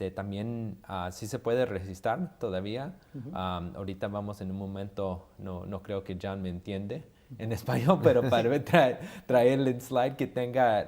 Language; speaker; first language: Spanish; early bilingual, heritage; Spanish